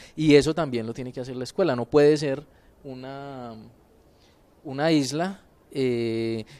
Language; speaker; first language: Spanish; native; Spanish